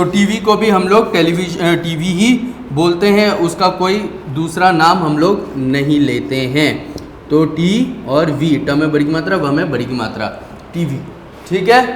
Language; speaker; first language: Hindi; native; Hindi